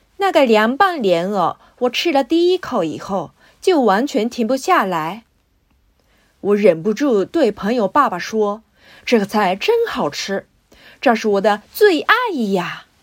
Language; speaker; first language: Chinese; non-native, fluent; Japanese